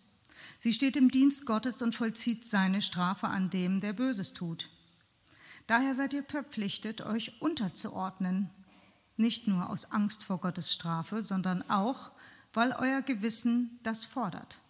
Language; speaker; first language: German; native; German